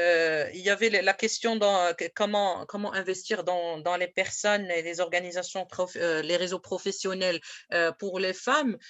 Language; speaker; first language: French; non-native, local second language; Arabic